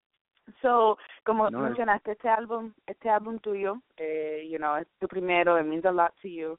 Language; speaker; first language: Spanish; early bilingual, heritage; Spanish